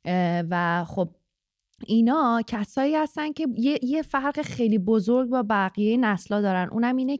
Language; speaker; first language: Persian; native; Persian